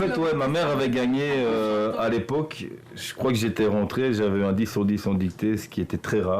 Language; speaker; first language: French; native; French